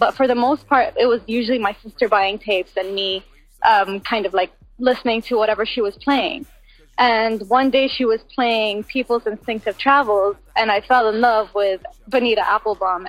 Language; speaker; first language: English; non-native, fluent; Arabic